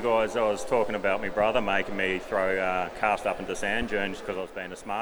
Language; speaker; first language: English; native; English